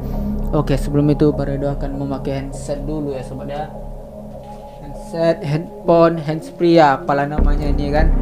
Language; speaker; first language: Indonesian; native; Indonesian